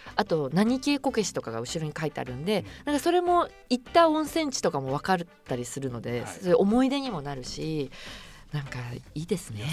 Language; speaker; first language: Japanese; native; Japanese